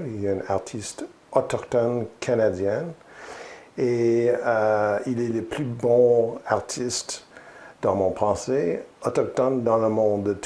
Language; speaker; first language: French; non-native, learner; English